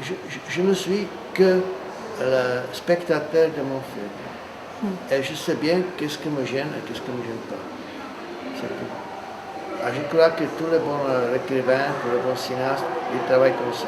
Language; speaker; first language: French; non-native, fluent; Czech